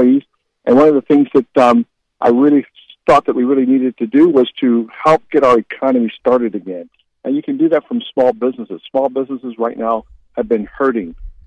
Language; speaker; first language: English; native; English